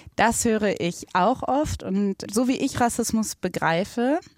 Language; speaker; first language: German; native; German